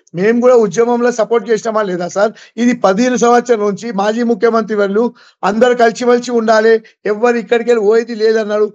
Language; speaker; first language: Telugu; non-native, local second language; Gujarati